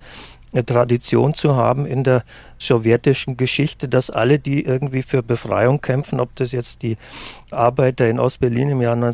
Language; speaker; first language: German; native; German